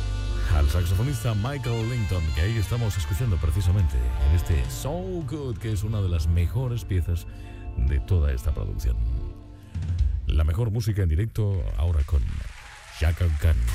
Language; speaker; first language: Spanish; native; Spanish